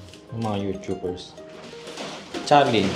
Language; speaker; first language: Filipino; non-native, learner; Korean